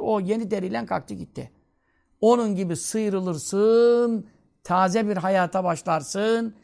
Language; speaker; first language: Turkish; native; Turkish